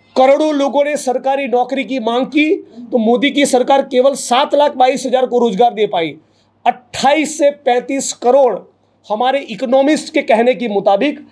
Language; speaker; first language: Hindi; non-native, local second language; Gujarati